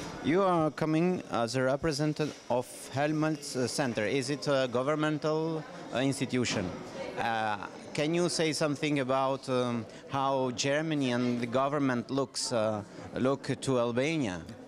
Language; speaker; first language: English; non-native, fluent; Albanian